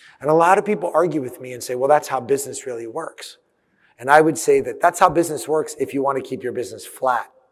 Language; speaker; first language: English; early bilingual, other home language; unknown